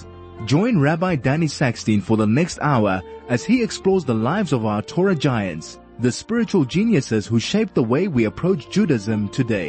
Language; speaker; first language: English; native; English